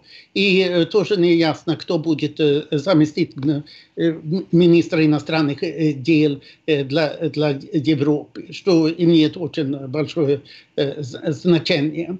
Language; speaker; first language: Russian; non-native, fluent; Swedish